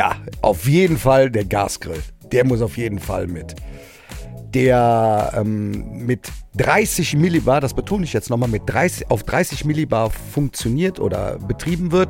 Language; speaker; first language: German; native; German